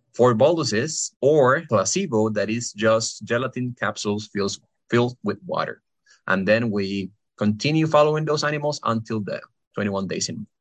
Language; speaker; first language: English; non-native, fluent; Spanish